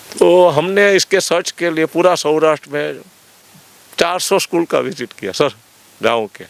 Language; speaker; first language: Hindi; non-native, local second language; Gujarati